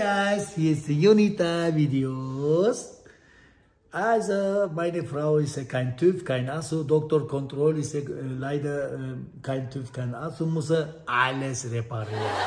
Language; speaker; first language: German; non-native, learner; Turkish